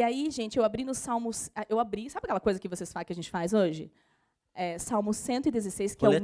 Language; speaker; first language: Portuguese; native; Portuguese